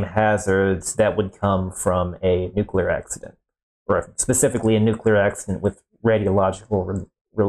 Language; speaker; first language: English; native; English